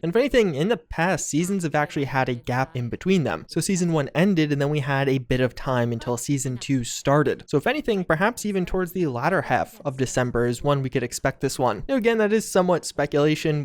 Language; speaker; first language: English; native; English